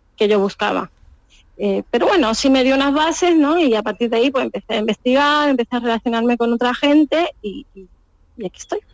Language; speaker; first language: Spanish; native; Spanish